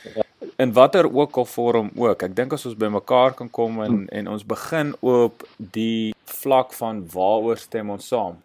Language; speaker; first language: Afrikaans; native; Afrikaans